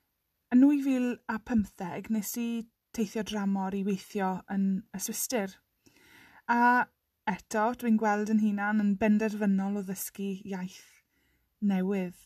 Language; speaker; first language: Welsh; non-native, local second language; English